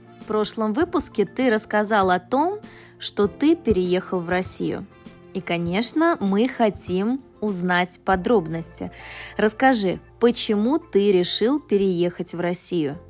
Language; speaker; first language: Russian; native; Russian